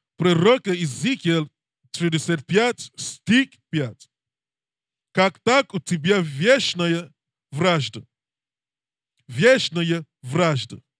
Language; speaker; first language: Russian; non-native, learner; English